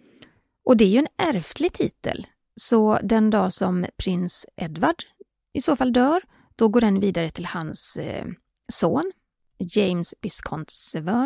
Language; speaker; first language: Swedish; native; Swedish